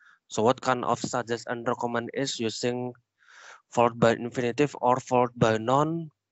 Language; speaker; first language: English; non-native, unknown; Indonesian